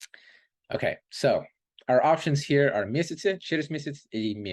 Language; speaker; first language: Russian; non-native, fluent; English